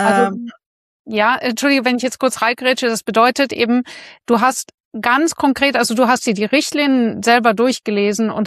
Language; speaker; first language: German; native; German